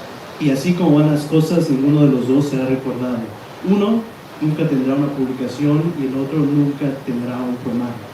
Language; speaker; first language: Spanish; native; Spanish